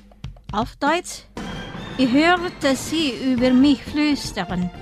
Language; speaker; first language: German; non-native, fluent; Indonesian